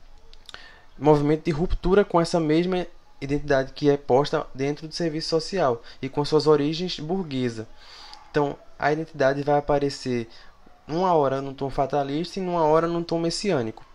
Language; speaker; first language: Portuguese; native; Portuguese